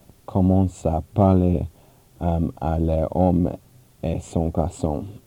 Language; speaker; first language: French; non-native, learner; English